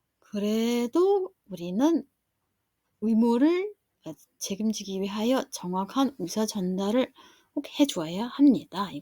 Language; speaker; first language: Korean; non-native, fluent; Mongolian